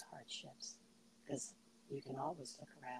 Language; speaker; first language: English; native; English